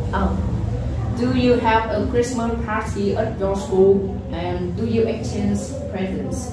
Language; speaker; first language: English; non-native, learner; Vietnamese